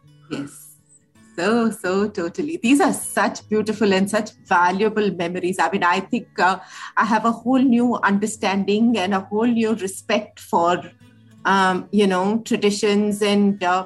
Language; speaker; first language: English; non-native, local second language; Hindi